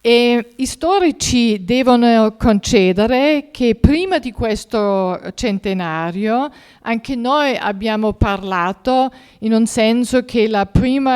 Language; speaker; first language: Italian; non-native, fluent; German